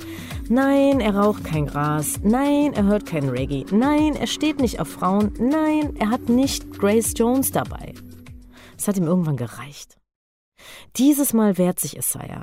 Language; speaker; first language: German; native; German